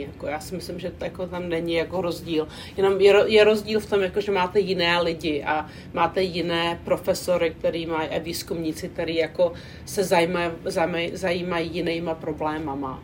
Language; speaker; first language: Czech; non-native, local second language; English